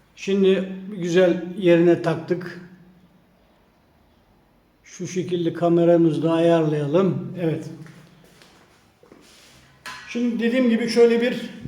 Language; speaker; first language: Turkish; native; Turkish